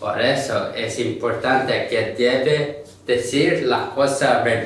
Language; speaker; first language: Spanish; non-native, learner; Korean